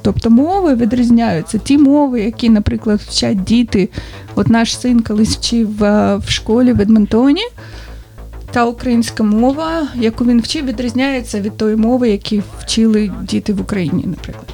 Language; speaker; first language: Ukrainian; native; Ukrainian